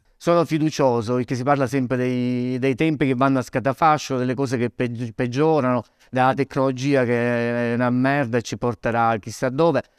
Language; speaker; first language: Italian; native; Italian